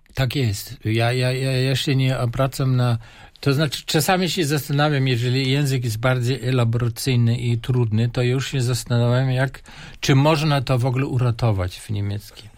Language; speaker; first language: Polish; non-native, fluent; German